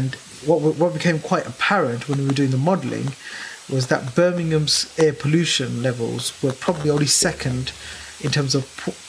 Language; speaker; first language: English; native; English